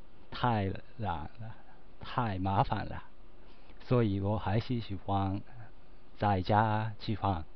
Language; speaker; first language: Chinese; non-native, learner; Japanese